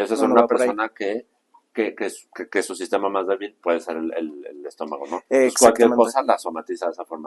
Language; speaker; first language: Spanish; native; Spanish